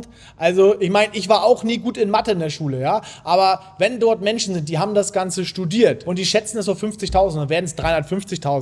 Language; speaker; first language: German; native; German